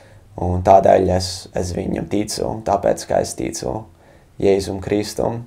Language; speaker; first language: Latvian; non-native, fluent; English